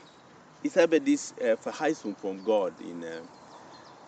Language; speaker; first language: German; non-native, fluent; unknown